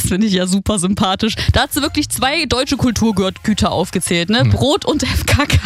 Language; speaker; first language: German; native; German